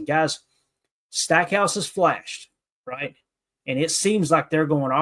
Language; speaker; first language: English; native; English